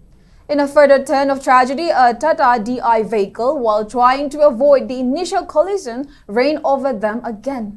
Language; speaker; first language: English; non-native, local second language; Manipuri